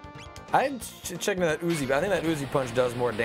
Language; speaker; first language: English; native; English